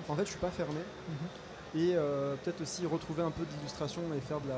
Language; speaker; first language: French; native; French